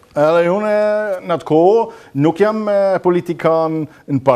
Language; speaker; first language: Albanian; non-native, learner; German